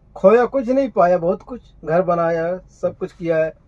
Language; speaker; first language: Hindi; native; Hindi